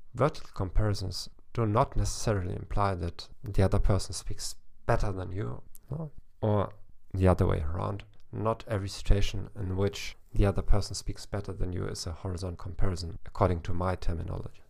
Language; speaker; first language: English; non-native, fluent; German